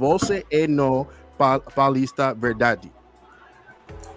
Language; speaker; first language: Portuguese; non-native, learner; English